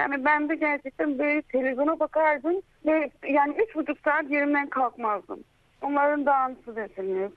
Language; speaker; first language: Turkish; early bilingual, heritage; Turkish